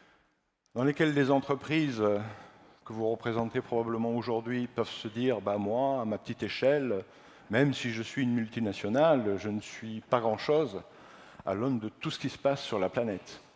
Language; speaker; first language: French; native; French